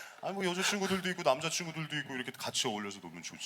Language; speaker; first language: Korean; native; Korean